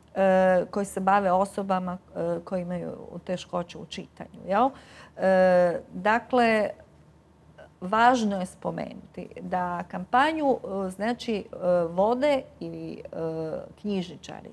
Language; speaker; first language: Croatian; native; Croatian